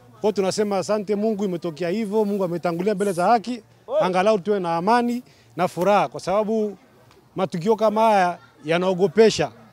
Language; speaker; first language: Swahili; native; Swahili